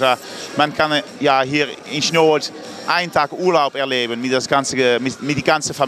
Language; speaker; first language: German; non-native, learner; Dutch